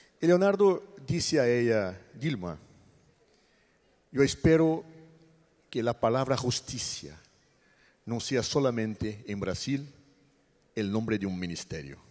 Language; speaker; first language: Spanish; non-native, learner; Portuguese